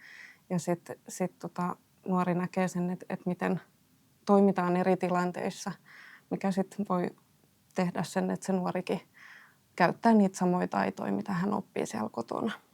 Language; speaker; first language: Finnish; native; Finnish